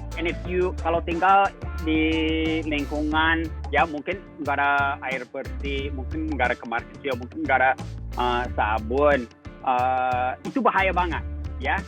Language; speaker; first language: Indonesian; non-native, fluent; English